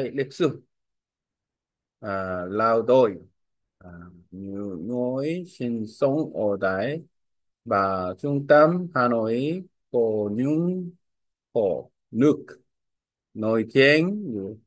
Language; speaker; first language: Vietnamese; non-native, learner; Korean